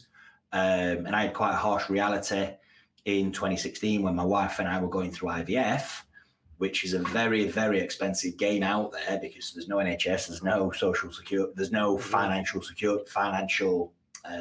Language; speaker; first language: English; native; English